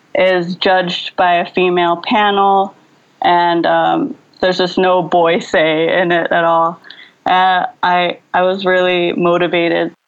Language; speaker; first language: English; early bilingual, other home language; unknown